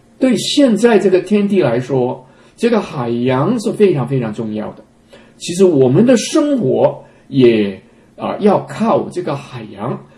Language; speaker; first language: Chinese; non-native, local second language; Cantonese